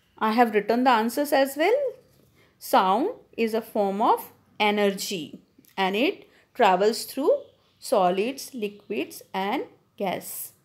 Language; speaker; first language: English; non-native, local second language; Hindi